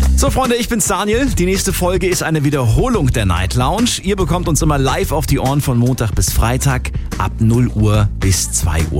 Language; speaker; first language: German; native; German